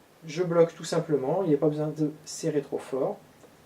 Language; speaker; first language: French; native; French